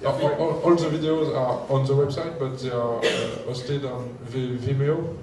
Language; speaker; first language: English; non-native, learner; French